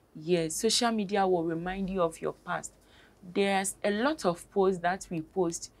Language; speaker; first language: English; non-native, local second language; Akan